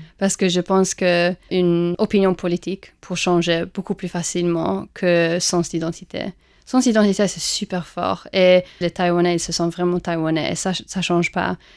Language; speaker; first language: French; non-native, fluent; English